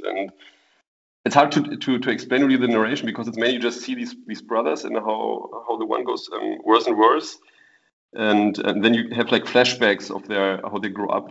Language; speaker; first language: English; non-native, fluent; German